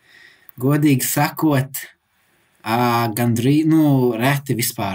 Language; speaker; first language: Latvian; early bilingual, heritage; English